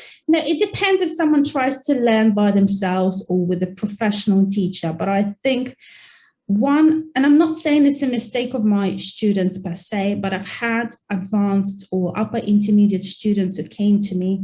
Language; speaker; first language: English; non-native, fluent; Russian